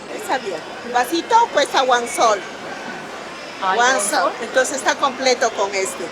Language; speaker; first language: Spanish; native; Spanish